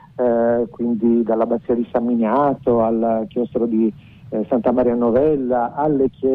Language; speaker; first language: Italian; native; Italian